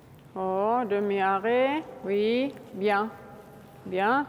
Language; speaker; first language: French; non-native, fluent; German